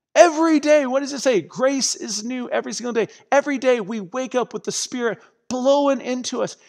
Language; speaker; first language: English; native; English